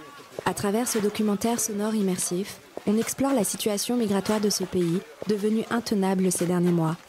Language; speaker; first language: French; native; French